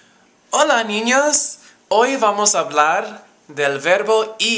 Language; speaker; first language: Spanish; non-native, fluent; English